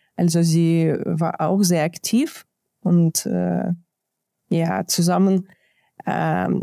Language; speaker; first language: German; non-native, fluent; Ukrainian